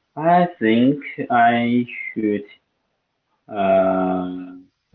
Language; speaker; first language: English; non-native, learner; Chinese